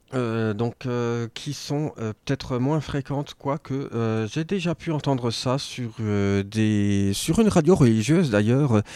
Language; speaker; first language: French; native; French